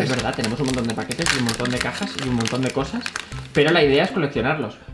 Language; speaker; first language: Spanish; native; Spanish